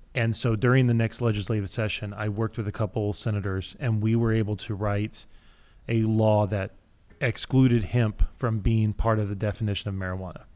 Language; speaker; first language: English; native; English